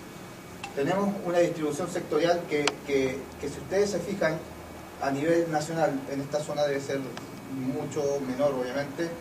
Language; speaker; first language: Spanish; native; Spanish